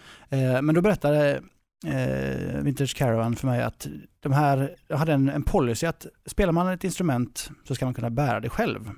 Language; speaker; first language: Swedish; native; Swedish